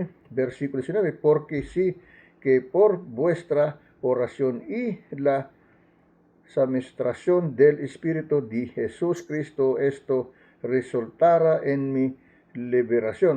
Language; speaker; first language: Spanish; non-native, learner; Filipino